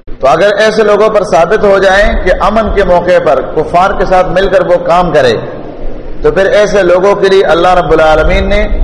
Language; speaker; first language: Urdu; non-native, local second language; Pashto